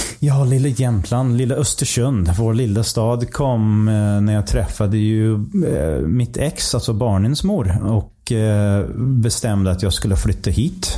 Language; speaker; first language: Swedish; non-native, fluent; English